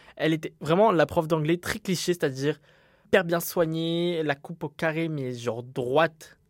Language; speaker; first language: French; native; French